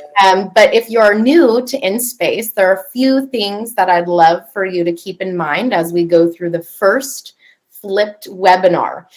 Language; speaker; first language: English; native; English